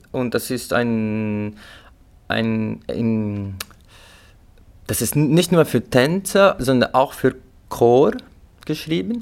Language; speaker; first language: German; non-native, fluent; Portuguese